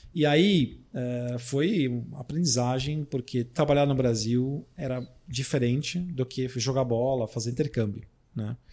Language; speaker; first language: Portuguese; non-native, fluent; Dutch